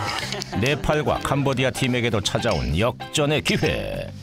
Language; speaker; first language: Korean; native; Korean